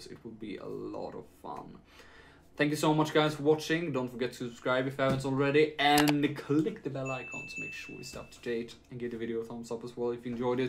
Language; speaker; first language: English; non-native, fluent; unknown